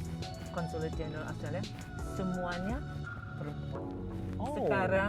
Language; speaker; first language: Indonesian; non-native, fluent; English